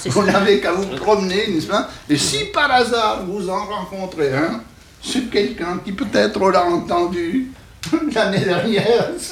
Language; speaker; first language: French; native; French